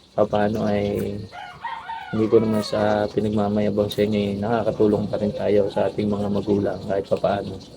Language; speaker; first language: Filipino; native; Filipino